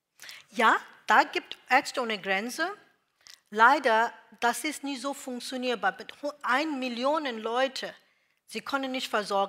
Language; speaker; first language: German; non-native, learner; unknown